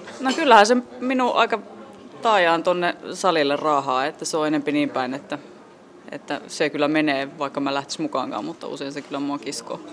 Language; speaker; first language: Finnish; native; Finnish